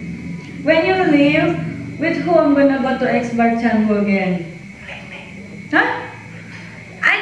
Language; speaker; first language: English; non-native, fluent; Indonesian